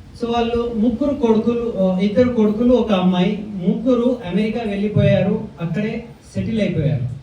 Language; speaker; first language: Telugu; non-native, local second language; Hindi